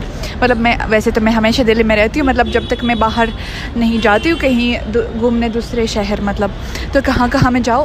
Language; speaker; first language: Hindi; non-native, fluent; Russian